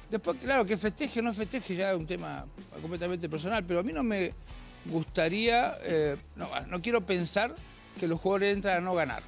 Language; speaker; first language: Spanish; native; Spanish